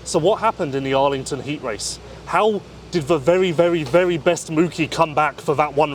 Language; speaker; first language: English; native; English